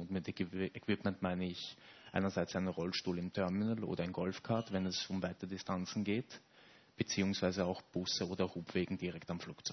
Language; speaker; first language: German; native; German